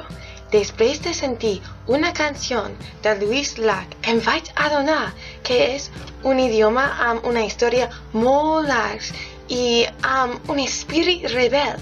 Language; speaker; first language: Catalan; non-native, fluent; Spanish